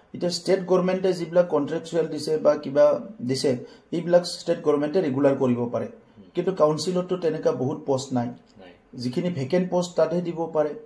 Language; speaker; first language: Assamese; non-native, local second language; Bodo